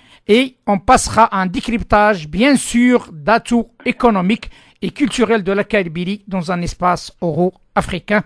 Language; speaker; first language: French; non-native, local second language; Arabic